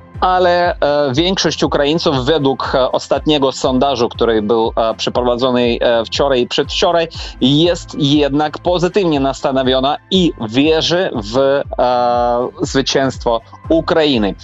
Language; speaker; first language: Polish; non-native, fluent; Ukrainian